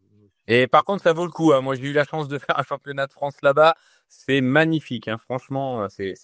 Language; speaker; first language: French; native; French